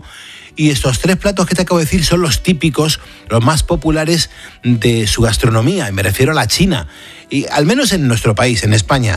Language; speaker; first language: Spanish; native; Spanish